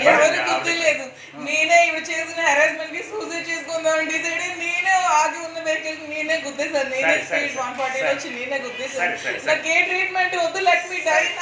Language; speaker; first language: Telugu; native; Telugu